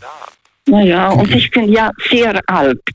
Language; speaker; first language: German; non-native, fluent; Russian